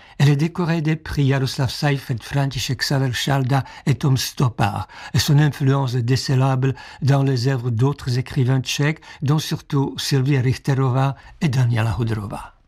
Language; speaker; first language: French; non-native, fluent; Czech